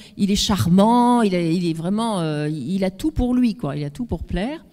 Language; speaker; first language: French; native; French